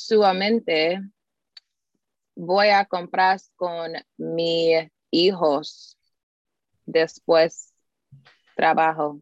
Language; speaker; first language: Spanish; non-native, learner; English